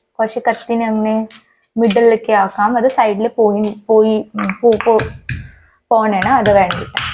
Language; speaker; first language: Malayalam; native; Malayalam